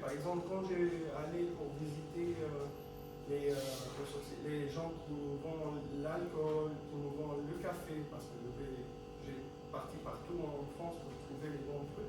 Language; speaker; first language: French; non-native, fluent; Arabic